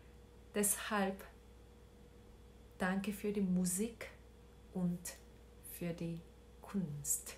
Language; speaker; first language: German; non-native, learner; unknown